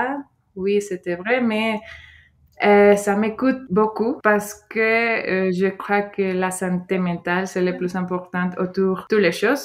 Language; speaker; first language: French; non-native, fluent; Spanish